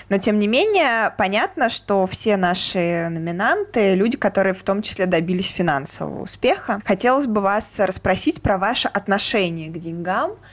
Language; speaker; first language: Russian; native; Russian